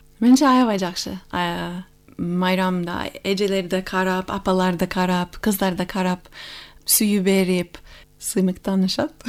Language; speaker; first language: Kyrgyz; non-native, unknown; English